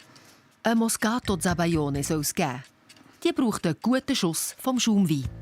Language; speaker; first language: German; native; German